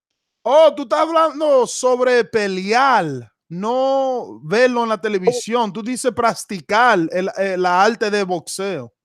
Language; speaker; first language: Spanish; non-native, fluent; English